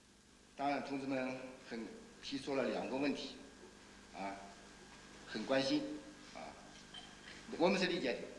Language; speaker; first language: Chinese; native; Chinese